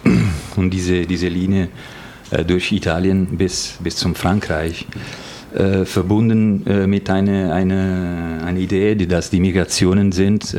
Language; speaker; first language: German; non-native, fluent; Italian